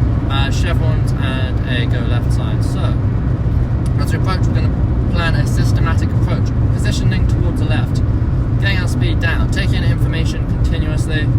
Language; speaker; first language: English; native; English